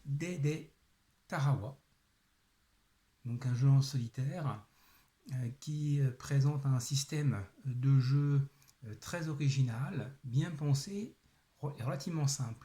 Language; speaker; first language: French; native; French